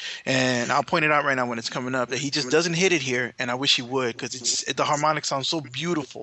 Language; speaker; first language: English; native; English